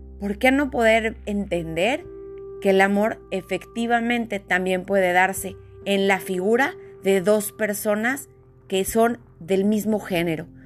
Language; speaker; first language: Spanish; native; Spanish